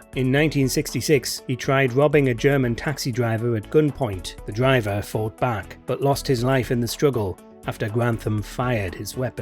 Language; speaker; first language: English; native; English